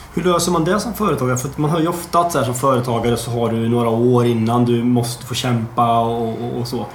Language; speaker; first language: Swedish; native; Swedish